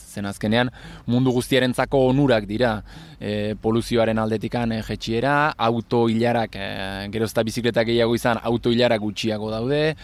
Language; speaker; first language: Basque; native; Basque